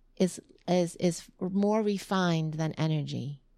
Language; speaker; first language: English; early bilingual, other home language; Vietnamese